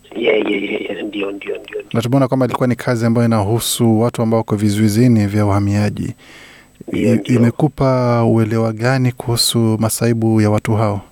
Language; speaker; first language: Swahili; native; Swahili